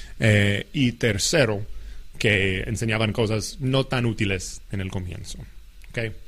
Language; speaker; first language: Spanish; non-native, fluent; English